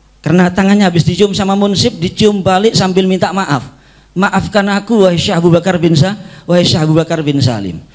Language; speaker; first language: Indonesian; native; Indonesian